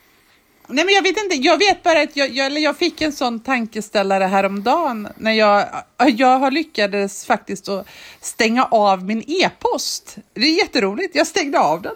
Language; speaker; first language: Swedish; native; Swedish